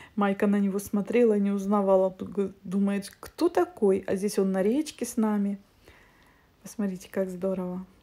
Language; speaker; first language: Russian; native; Russian